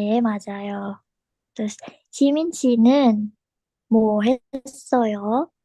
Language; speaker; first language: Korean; non-native, fluent; Indonesian